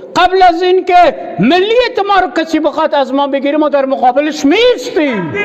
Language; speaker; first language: Persian; non-native, local second language; Baluchi